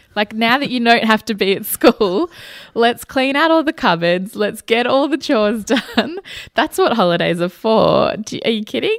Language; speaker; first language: English; early bilingual, other home language; Hindi